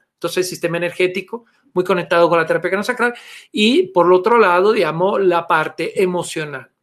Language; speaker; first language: Spanish; non-native, fluent; Italian